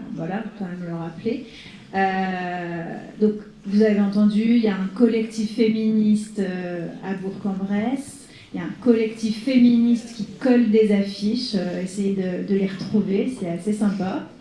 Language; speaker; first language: French; native; French